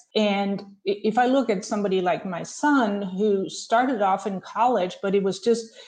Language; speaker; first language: English; non-native, fluent; Danish